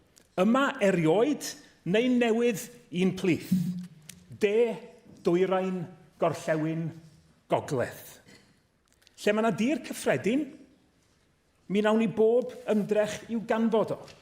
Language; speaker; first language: Welsh; native; Welsh